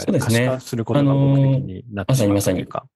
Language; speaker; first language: Japanese; native; Japanese